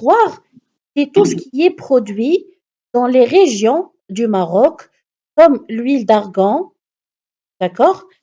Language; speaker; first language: French; non-native, local second language; Arabic